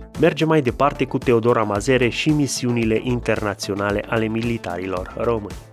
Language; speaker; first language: Romanian; native; Romanian